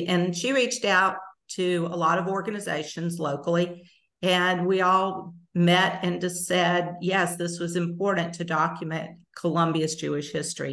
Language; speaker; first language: English; native; English